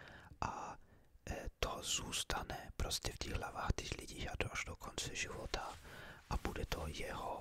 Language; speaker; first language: Czech; early bilingual, heritage; English